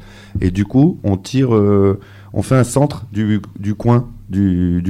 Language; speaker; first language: French; native; French